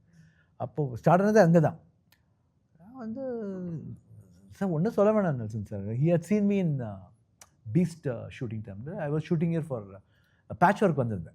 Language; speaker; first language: Tamil; non-native, local second language; Kannada